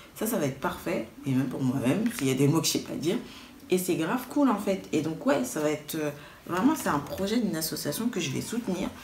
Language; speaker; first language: French; native; French